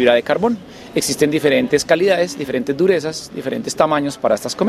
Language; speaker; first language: Spanish; native; Spanish